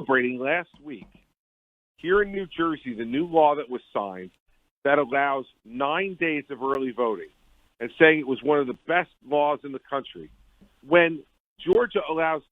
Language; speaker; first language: English; native; English